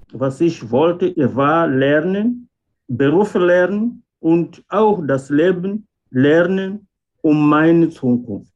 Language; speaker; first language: German; non-native, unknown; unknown